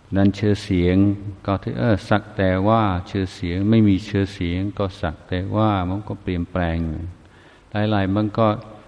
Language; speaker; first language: Thai; non-native, fluent; English